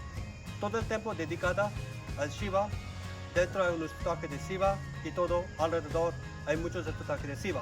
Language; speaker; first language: Spanish; non-native, learner; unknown